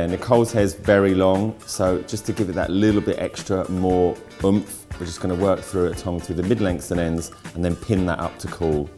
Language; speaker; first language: English; native; English